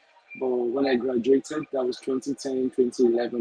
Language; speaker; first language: English; non-native, local second language; Igbo